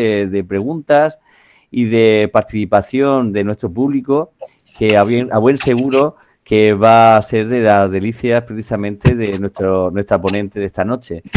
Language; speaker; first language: Spanish; native; Spanish